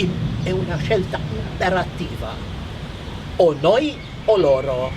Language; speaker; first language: Italian; non-native, fluent; Maltese